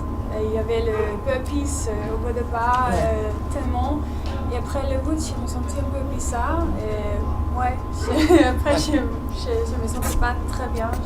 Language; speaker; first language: French; non-native, learner; Danish